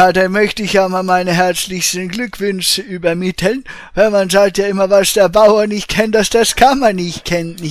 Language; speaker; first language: German; native; German